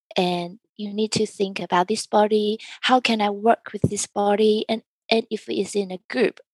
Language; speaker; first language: English; early bilingual, other home language; Chinese